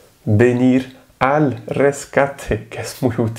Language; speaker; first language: Spanish; non-native, fluent; French